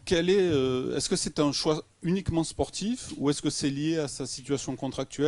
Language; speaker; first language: French; native; French